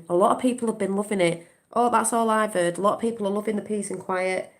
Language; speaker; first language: English; native; English